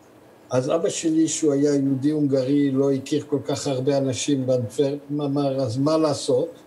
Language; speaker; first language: Hebrew; early bilingual, other home language; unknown